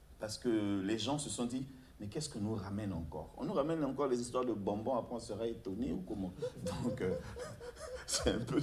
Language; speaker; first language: French; non-native, local second language; Lingala